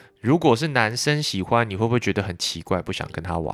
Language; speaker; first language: Chinese; native; Chinese